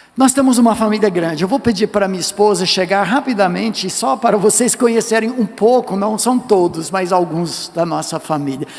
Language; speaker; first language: Portuguese; non-native, fluent; English